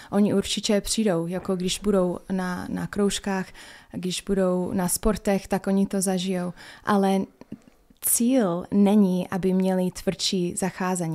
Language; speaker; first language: Czech; non-native, fluent; English